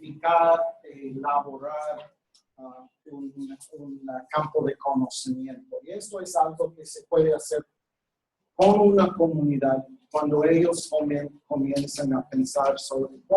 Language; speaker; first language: Spanish; non-native, fluent; English